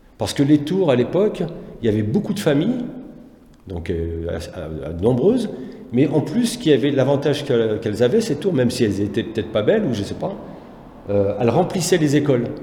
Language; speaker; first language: French; native; French